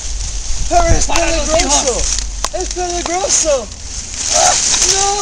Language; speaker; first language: Spanish; non-native, learner; English